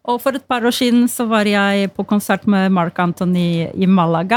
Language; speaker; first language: Norwegian; non-native, fluent; Polish